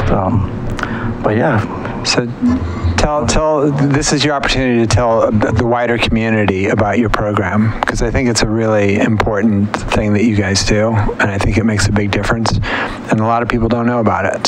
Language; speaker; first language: English; native; English